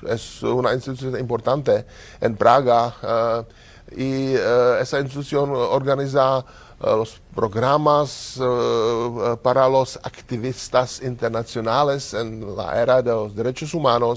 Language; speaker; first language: Spanish; non-native, learner; Czech